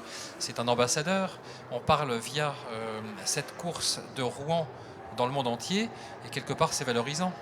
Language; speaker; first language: French; native; French